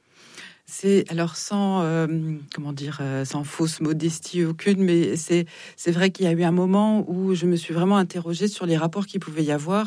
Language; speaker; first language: French; native; French